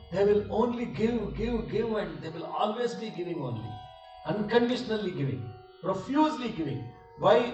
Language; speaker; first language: English; non-native, local second language; Telugu